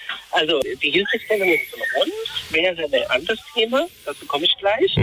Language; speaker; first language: German; non-native, fluent; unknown